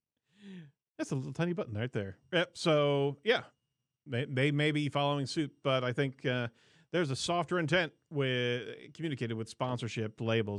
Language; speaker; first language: English; native; English